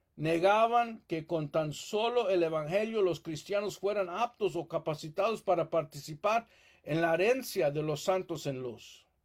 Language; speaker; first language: Spanish; early bilingual, heritage; Spanish